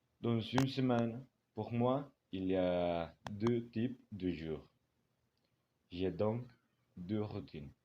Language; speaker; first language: French; non-native, learner; Spanish